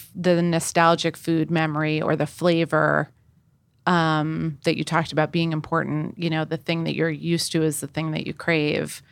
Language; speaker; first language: English; native; English